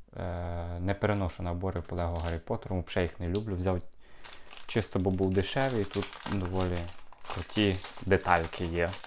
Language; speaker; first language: Ukrainian; non-native, local second language; Russian